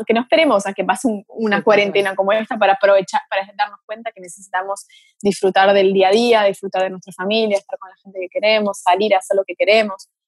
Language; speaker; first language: Spanish; early bilingual, other home language; Portuguese